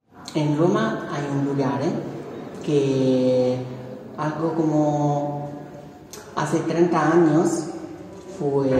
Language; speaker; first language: Spanish; non-native, fluent; Italian